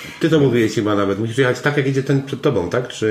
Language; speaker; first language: Polish; native; Polish